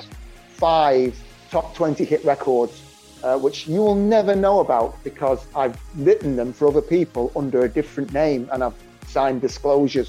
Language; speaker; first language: English; native; English